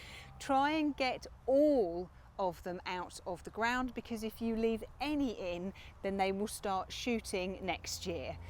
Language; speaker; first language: English; native; English